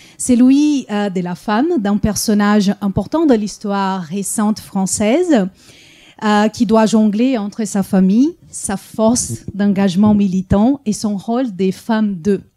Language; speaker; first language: French; early bilingual, heritage; French